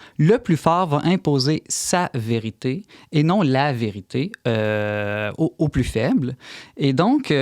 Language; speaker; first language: French; native; French